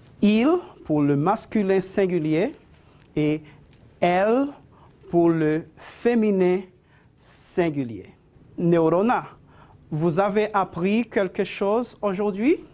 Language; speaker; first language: French; non-native, fluent; Spanish